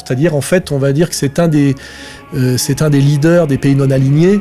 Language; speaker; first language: French; native; French